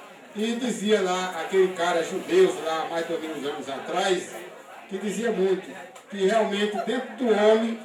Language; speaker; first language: Portuguese; native; Portuguese